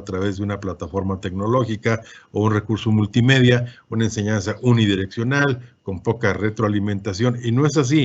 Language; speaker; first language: Spanish; native; Spanish